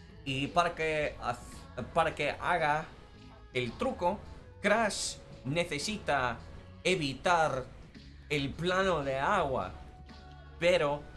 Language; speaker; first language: Spanish; non-native, fluent; English